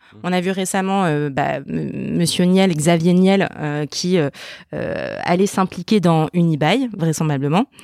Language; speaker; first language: French; native; French